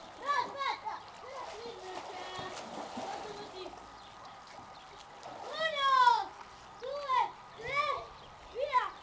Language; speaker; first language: Italian; early bilingual, other home language; Filipino